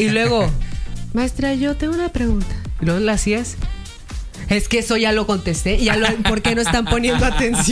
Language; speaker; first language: Spanish; native; Spanish